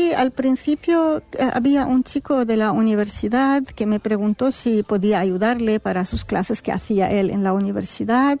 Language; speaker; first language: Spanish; non-native, fluent; Arabic